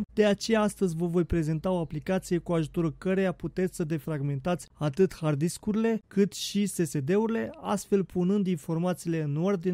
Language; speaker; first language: Romanian; native; Romanian